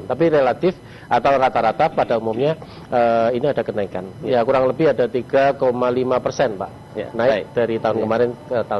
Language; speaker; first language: Indonesian; native; Indonesian